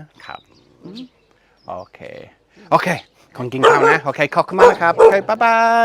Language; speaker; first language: Thai; non-native, learner; English